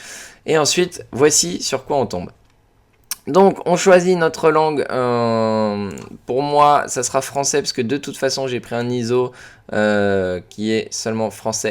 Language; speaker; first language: French; native; French